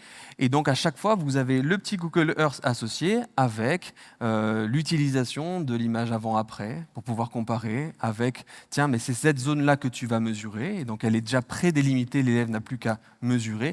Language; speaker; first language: French; native; French